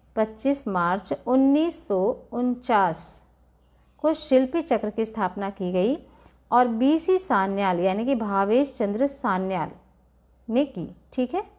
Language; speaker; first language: Hindi; native; Hindi